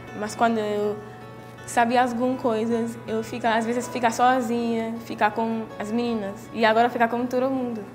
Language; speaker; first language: Portuguese; non-native, learner; Haitian Creole